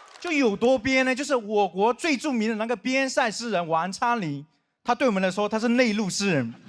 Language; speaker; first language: Chinese; non-native, local second language; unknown